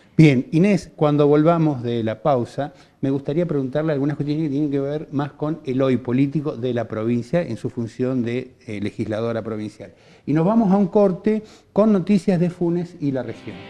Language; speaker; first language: Spanish; native; Spanish